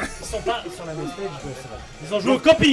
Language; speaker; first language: French; native; French